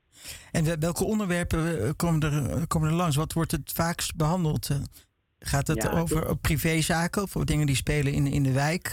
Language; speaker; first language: Dutch; native; Dutch